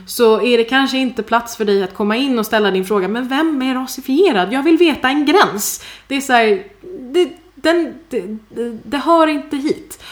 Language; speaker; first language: Swedish; early bilingual, other home language; Persian